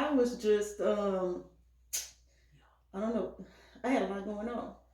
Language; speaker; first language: English; native; English